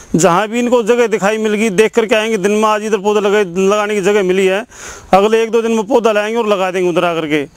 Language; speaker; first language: Hindi; native; Hindi